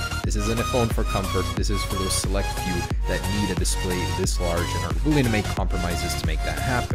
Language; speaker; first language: English; native; English